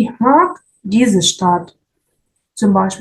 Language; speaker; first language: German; non-native, fluent; Ukrainian